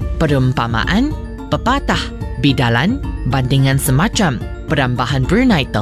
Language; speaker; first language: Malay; non-native, local second language; Chinese